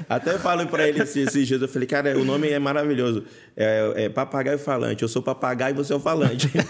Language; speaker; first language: Portuguese; native; Portuguese